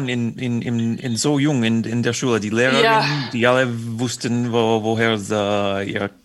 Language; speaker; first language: German; non-native, fluent; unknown